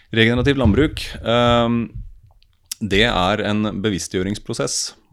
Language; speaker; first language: Norwegian; native; Norwegian